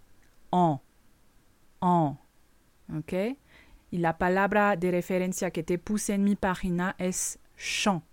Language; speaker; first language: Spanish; non-native, fluent; French